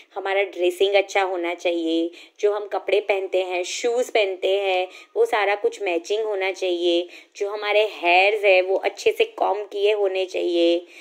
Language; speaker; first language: Hindi; non-native, local second language; Gujarati